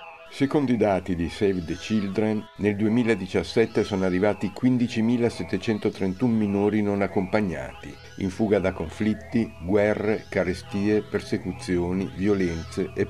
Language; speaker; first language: Italian; native; Italian